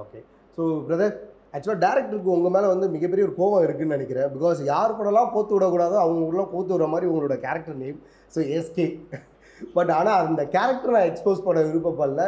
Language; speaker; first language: Tamil; native; Tamil